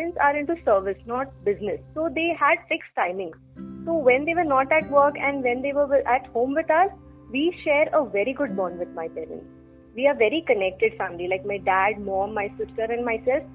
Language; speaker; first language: English; non-native, local second language; Hindi